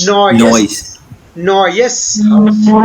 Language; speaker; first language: German; non-native, fluent; Hindi